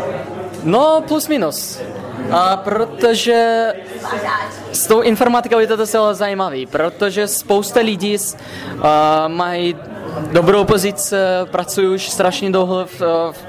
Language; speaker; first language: Czech; non-native, fluent; Russian